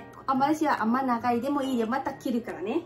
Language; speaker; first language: Japanese; non-native, learner; Lao